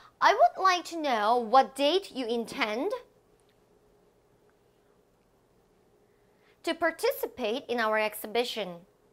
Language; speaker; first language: English; non-native, fluent; Korean